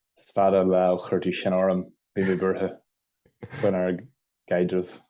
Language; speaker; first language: Irish; native; Irish